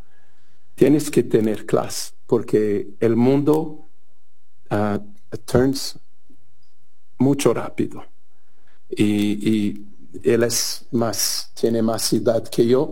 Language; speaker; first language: Spanish; non-native, learner; Portuguese